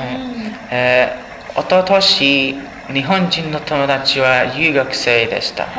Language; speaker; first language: Japanese; non-native, learner; English